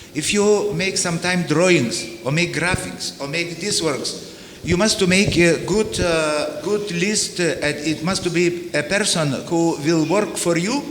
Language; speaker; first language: English; non-native, learner; Lithuanian